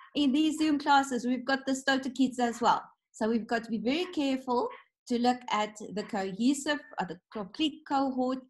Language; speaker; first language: English; non-native, local second language; Afrikaans